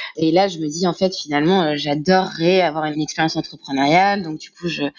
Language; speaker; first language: French; native; French